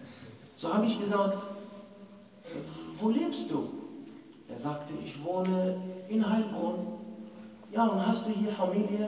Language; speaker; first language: German; non-native, fluent; Arabic